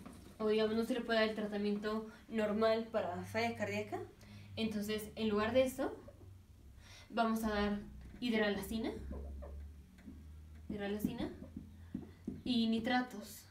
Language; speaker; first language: Spanish; native; Spanish